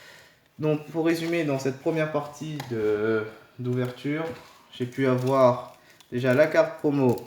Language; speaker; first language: French; native; French